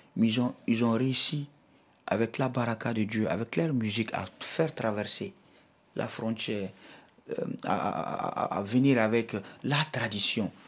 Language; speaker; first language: French; non-native, local second language; Bambara